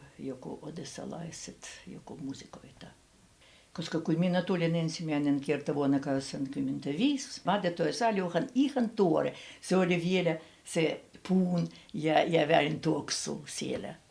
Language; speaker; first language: Finnish; non-native, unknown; Russian